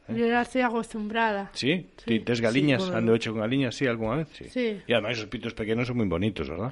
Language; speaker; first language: Galician; non-native, local second language; Spanish